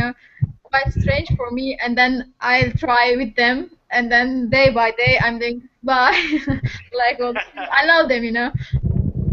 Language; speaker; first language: English; non-native, learner; Turkish